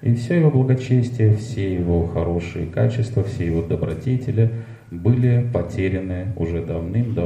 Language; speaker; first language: Russian; native; Russian